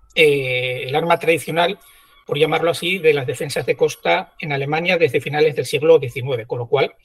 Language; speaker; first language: Spanish; native; Spanish